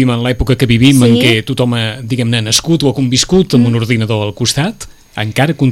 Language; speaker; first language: Catalan; native; Catalan